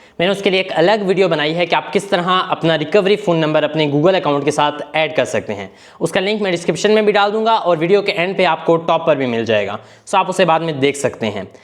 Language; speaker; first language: Urdu; native; Urdu